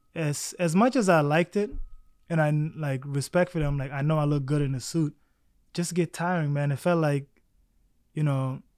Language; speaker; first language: English; early bilingual, other home language; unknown